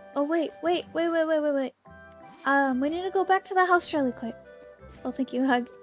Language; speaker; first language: English; native; English